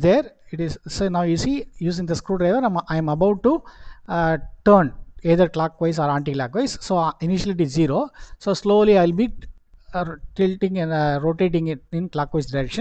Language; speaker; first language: English; non-native, local second language; Tamil